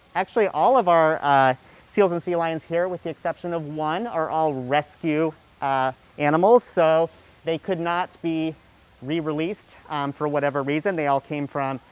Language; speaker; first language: English; native; English